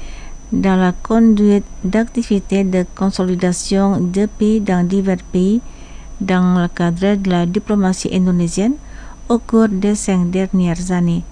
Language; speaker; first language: French; non-native, fluent; Indonesian